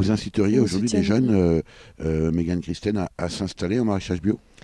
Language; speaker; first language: French; native; French